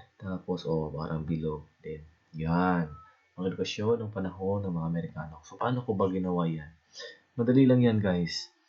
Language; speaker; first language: Filipino; non-native, local second language; Cebuano